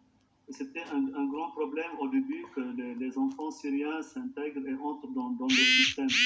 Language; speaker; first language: French; non-native, local second language; Arabic